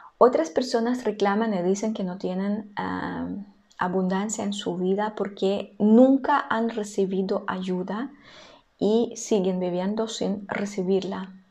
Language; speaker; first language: Spanish; non-native, fluent; Russian